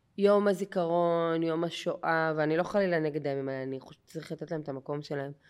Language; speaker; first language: Hebrew; native; Hebrew